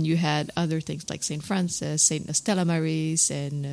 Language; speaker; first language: English; native; English